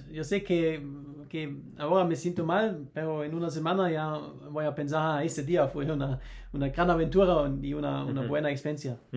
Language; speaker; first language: Spanish; non-native, learner; German